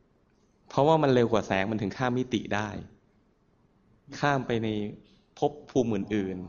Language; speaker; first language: Thai; native; Thai